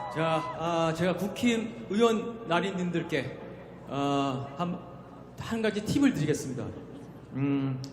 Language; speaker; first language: Korean; native; Korean